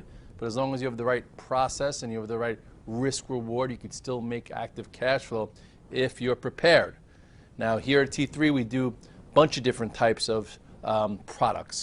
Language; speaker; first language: English; native; English